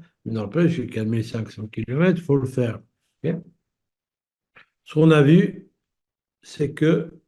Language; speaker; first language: French; native; French